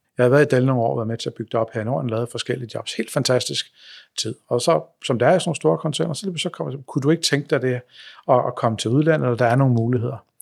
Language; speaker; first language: Danish; native; Danish